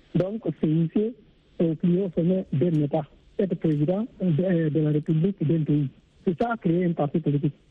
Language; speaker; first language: French; non-native, local second language; Fula